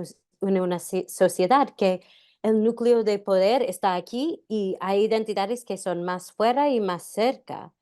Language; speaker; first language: Spanish; non-native, fluent; English